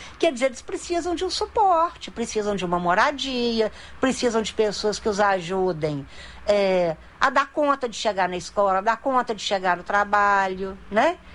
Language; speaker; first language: Portuguese; native; Portuguese